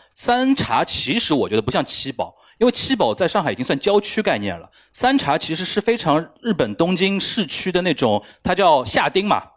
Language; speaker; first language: Chinese; native; Chinese